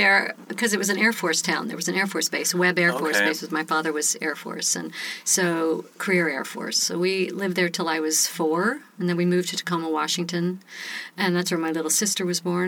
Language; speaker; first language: English; native; English